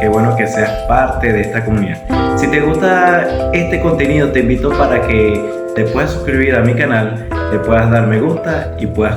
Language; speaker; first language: Spanish; native; Spanish